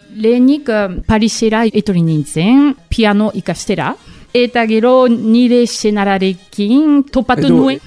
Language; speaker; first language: Basque; non-native, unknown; Japanese